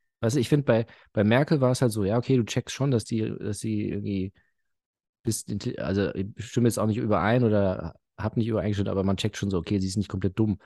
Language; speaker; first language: German; early bilingual, other home language; Arabic